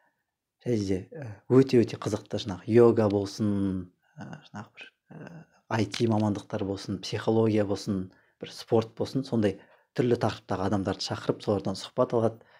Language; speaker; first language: Kazakh; native; Kazakh